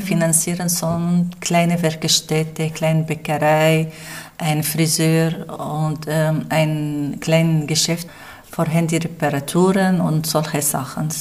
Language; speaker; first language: German; non-native, fluent; Arabic